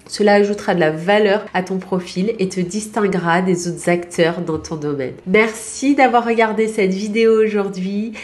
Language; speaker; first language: French; native; French